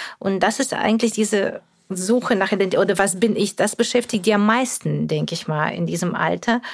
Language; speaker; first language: German; non-native, fluent; Russian